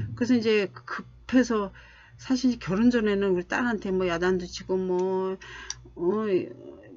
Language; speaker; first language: Korean; native; Korean